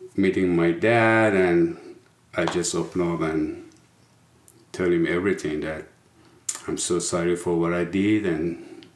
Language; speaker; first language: English; non-native, fluent; Persian